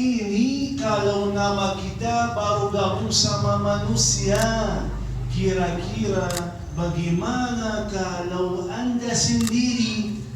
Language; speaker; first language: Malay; non-native, fluent; Arabic